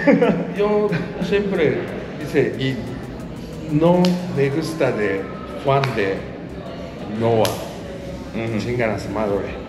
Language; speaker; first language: Spanish; non-native, learner; Japanese